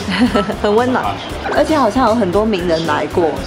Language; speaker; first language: Chinese; native; Chinese